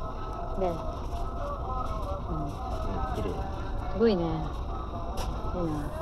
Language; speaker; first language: Japanese; non-native, learner; Filipino